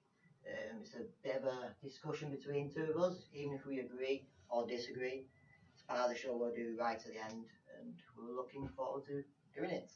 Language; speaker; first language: English; native; English